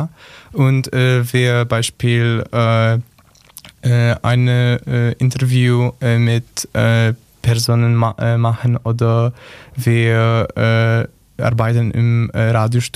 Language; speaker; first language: German; non-native, learner; Polish